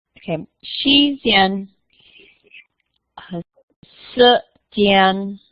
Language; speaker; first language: Chinese; non-native, learner; English